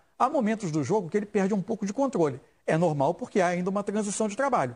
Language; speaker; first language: Portuguese; native; Portuguese